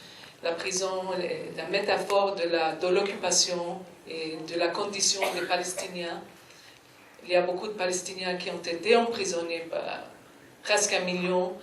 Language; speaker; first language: French; non-native, fluent; Arabic